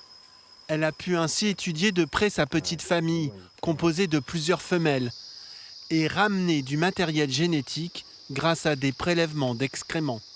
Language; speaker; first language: French; native; French